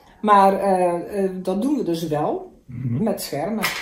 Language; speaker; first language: Dutch; native; Dutch